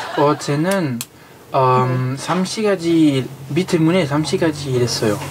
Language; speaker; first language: Korean; non-native, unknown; French